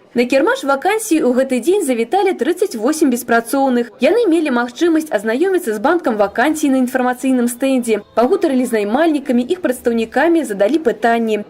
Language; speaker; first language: Belarusian; native; Belarusian